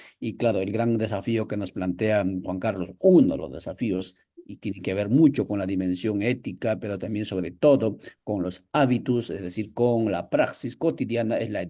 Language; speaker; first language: Spanish; native; Spanish